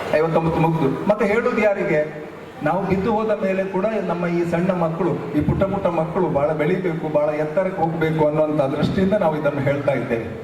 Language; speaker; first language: Kannada; native; Kannada